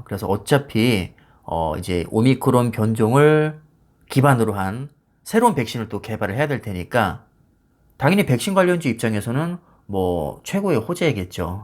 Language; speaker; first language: Korean; native; Korean